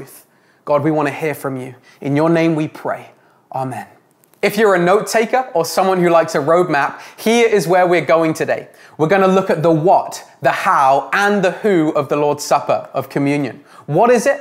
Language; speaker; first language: English; native; English